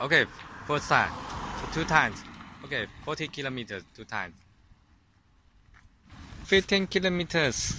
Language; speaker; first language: English; non-native, learner; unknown